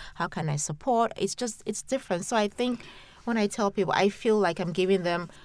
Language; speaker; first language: English; non-native, local second language; Yoruba